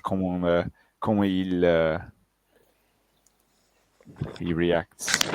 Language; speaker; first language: French; non-native, fluent; English